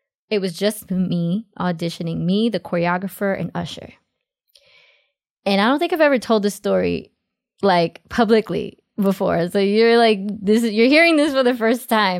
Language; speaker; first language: English; early bilingual, other home language; Spanish